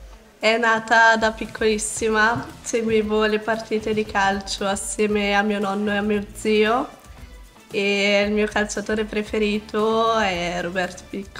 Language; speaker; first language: Italian; native; Italian